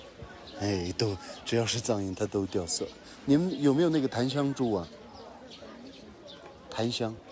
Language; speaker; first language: Chinese; non-native, fluent; Mongolian